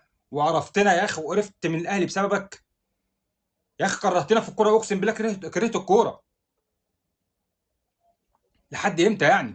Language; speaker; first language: Arabic; native; Arabic